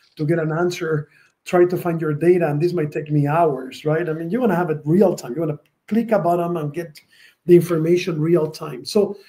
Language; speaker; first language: English; non-native, fluent; Spanish